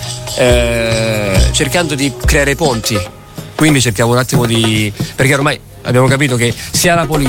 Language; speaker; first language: Italian; early bilingual, other home language; Arabic